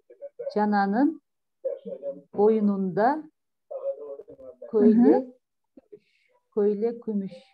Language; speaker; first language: Turkish; non-native, learner; Kyrgyz